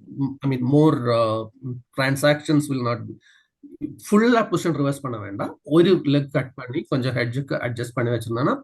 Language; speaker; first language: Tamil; non-native, learner; Malayalam